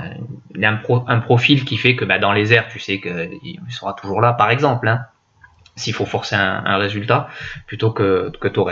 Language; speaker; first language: French; native; French